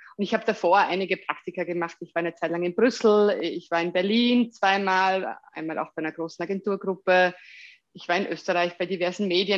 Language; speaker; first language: German; native; German